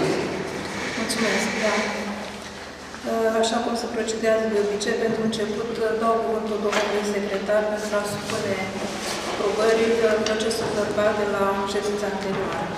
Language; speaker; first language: Romanian; native; Romanian